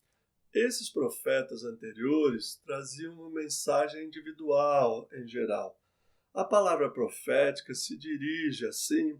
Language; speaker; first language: Portuguese; native; Portuguese